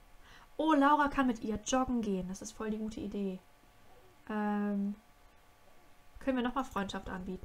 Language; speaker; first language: German; native; German